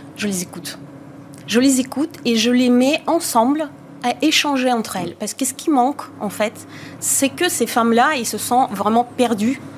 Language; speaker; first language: French; non-native, fluent; Bulgarian